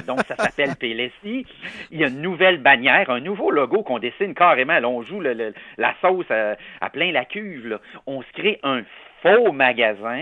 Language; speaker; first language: French; native; French